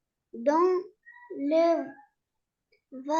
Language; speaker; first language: French; non-native, learner; Arabic